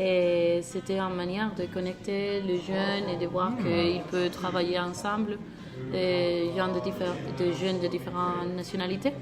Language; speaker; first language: French; non-native, learner; Spanish